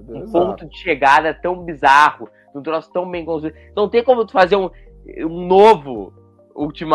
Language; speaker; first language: Portuguese; native; Portuguese